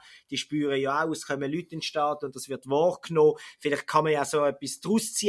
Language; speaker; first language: German; native; German